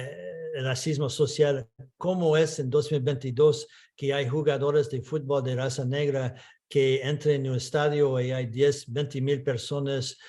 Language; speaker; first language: Spanish; non-native, fluent; English